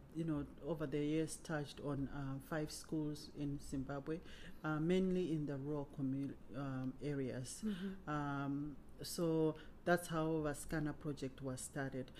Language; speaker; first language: English; non-native, local second language; Shona